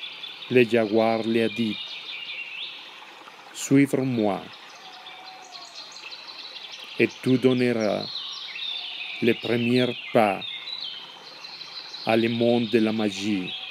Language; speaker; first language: French; non-native, learner; Spanish